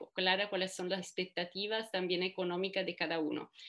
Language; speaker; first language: Spanish; non-native, fluent; Italian